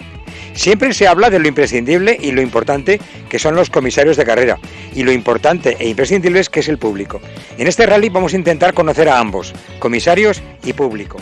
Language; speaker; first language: Spanish; native; Spanish